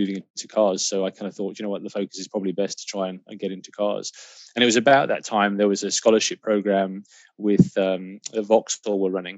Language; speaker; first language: English; native; English